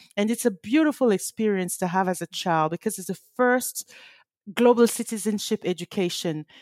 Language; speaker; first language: English; early bilingual, other home language; French